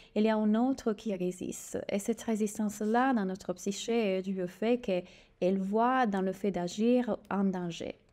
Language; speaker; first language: French; native; French